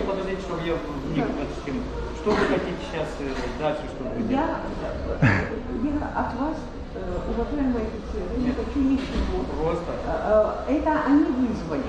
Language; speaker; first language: Russian; native; Russian